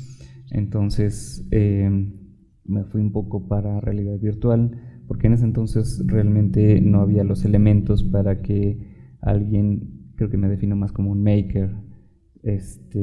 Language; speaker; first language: Spanish; native; Spanish